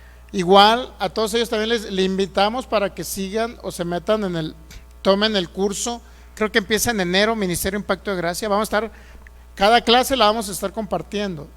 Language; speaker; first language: Spanish; native; Spanish